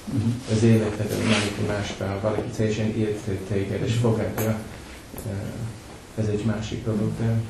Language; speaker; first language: Hungarian; non-native, learner; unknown